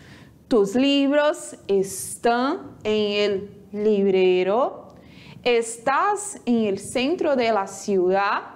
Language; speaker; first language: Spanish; non-native, fluent; Portuguese